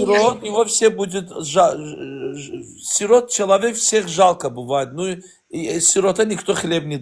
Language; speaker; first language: Russian; non-native, learner; Azerbaijani